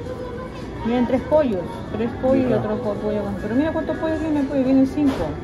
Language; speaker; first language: Spanish; native; Spanish